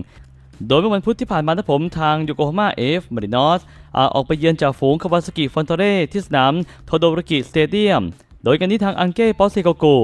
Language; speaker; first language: Thai; native; Thai